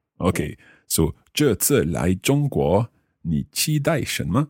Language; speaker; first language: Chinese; non-native, learner; English